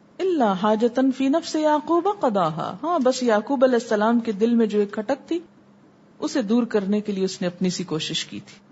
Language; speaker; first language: Urdu; native; Urdu